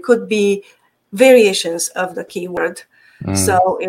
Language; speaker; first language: English; non-native, fluent; Hungarian